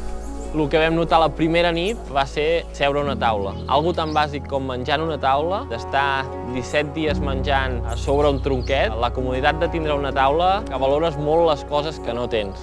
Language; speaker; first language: Catalan; native; Catalan